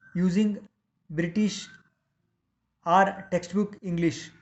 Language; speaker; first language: English; non-native, local second language; Kannada